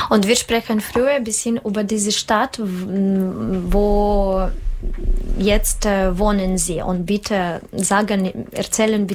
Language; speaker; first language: German; non-native, learner; Russian